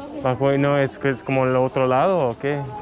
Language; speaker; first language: Spanish; non-native, learner; English